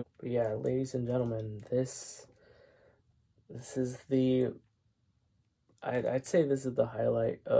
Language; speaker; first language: English; native; English